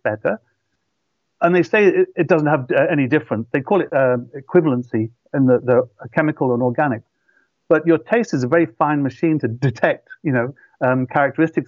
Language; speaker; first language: English; native; English